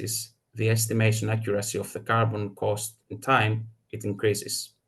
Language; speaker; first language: English; non-native, fluent; Greek